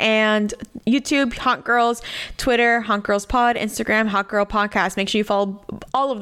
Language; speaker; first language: English; native; English